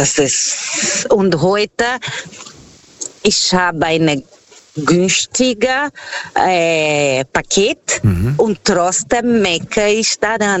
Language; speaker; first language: German; non-native, learner; Portuguese